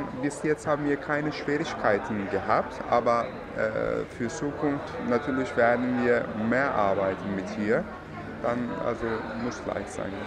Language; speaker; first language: German; non-native, fluent; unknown